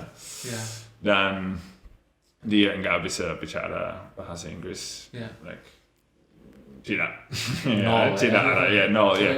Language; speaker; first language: Indonesian; non-native, learner; English